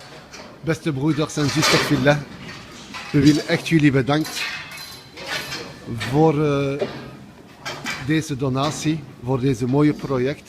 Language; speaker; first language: Dutch; non-native, learner; French